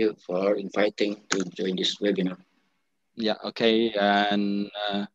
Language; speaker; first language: English; non-native, learner; Indonesian